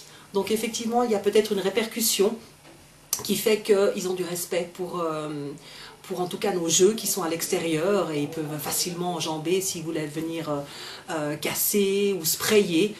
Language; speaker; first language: French; native; French